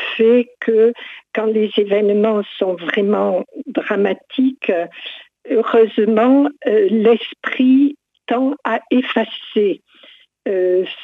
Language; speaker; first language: French; native; French